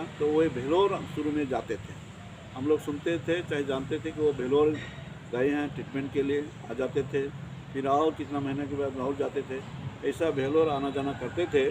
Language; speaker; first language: Hindi; non-native, local second language; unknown